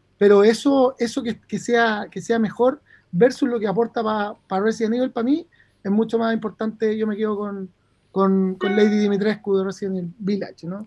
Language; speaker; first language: Spanish; native; Spanish